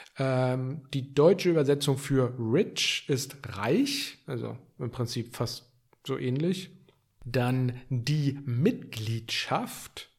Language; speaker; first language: German; native; German